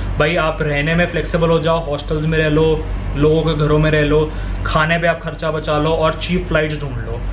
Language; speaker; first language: Hindi; native; Hindi